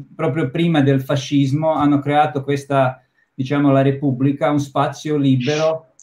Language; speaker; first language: Italian; non-native, fluent; Croatian